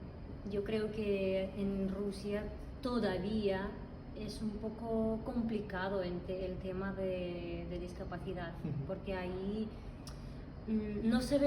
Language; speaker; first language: Spanish; non-native, fluent; Russian